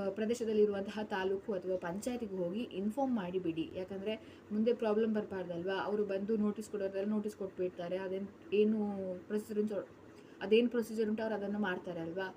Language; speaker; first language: Kannada; non-native, local second language; Tulu